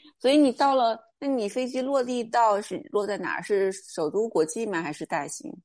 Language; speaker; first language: Chinese; native; Chinese